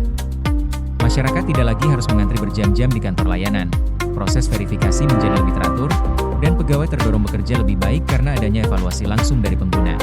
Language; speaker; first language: Indonesian; native; Indonesian